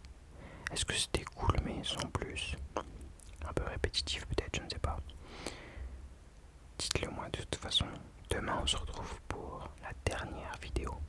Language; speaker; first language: French; native; French